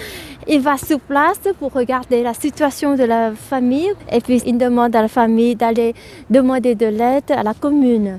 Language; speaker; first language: French; non-native, fluent; Vietnamese